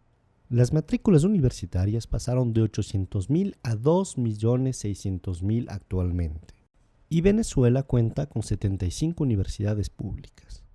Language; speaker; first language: Spanish; native; Spanish